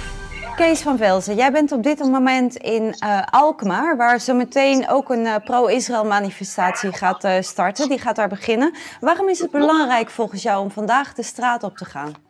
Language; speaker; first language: Dutch; native; Dutch